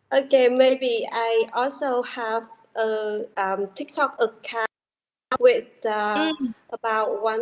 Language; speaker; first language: English; non-native, learner; Vietnamese